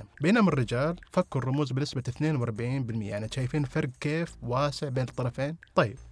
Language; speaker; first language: Arabic; native; Arabic